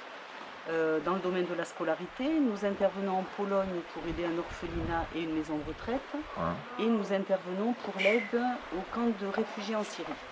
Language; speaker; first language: French; native; French